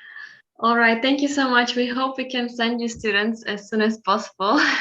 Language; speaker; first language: English; non-native, fluent; Turkish